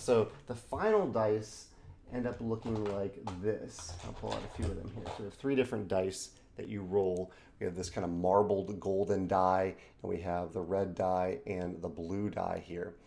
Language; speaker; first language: English; native; English